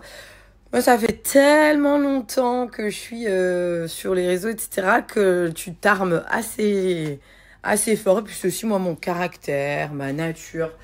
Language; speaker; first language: French; native; French